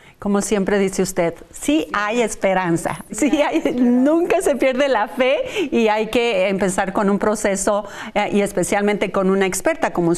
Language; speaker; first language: Spanish; native; Spanish